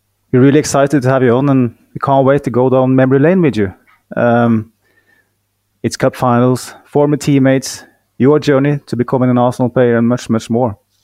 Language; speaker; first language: English; non-native, fluent; Norwegian